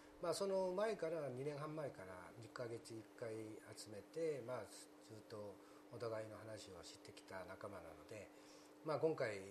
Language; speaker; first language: Japanese; non-native, fluent; Korean